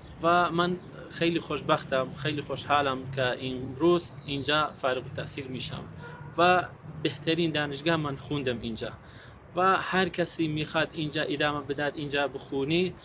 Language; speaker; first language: Persian; non-native, learner; Kurdish